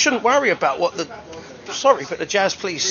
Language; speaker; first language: English; native; English